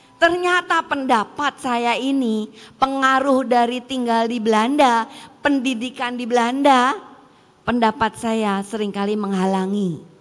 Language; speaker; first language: Indonesian; early bilingual, heritage; Indonesian